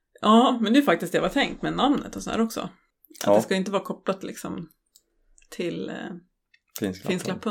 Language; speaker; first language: Swedish; native; Swedish